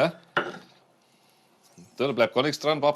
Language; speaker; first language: German; native; German